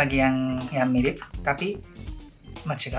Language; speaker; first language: Indonesian; non-native, learner; Japanese